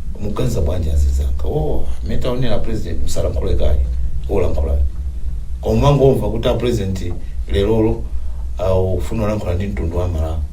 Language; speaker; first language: Nyanja; non-native, local second language; Tumbuka